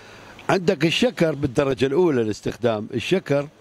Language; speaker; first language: Arabic; native; Arabic